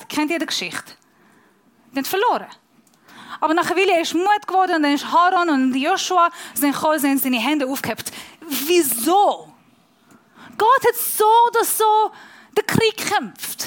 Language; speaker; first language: German; non-native, fluent; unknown